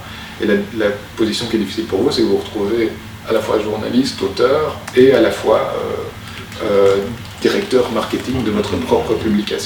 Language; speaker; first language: French; native; French